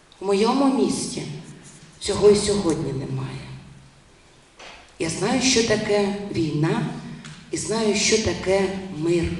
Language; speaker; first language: Ukrainian; non-native, local second language; Russian